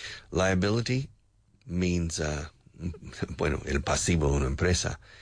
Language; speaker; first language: Spanish; non-native, fluent; English